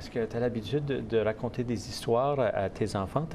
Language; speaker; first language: French; native; French